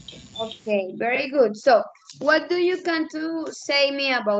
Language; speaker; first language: English; non-native, learner; Spanish